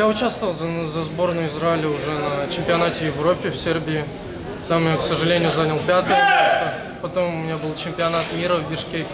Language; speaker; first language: Russian; native; Russian